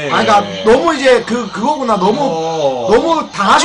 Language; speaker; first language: Korean; native; Korean